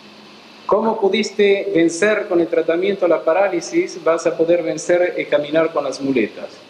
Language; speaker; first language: Spanish; native; Spanish